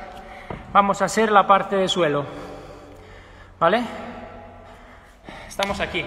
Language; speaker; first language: Spanish; non-native, fluent; Italian